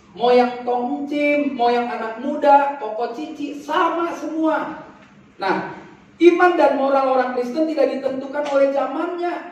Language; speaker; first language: Indonesian; native; Indonesian